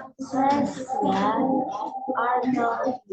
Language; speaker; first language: English; non-native, learner; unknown